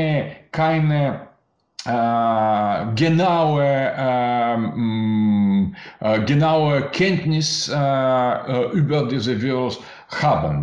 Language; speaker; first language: German; non-native, learner; Russian